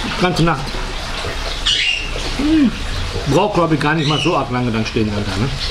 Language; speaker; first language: German; native; German